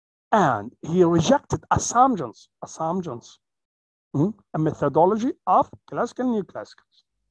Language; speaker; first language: English; non-native, fluent; Arabic